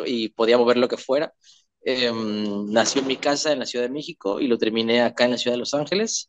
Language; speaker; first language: Spanish; native; Spanish